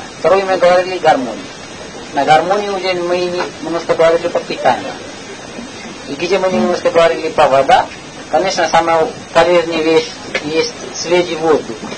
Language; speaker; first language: Russian; non-native, learner; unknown